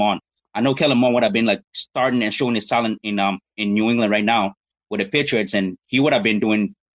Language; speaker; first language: English; native; English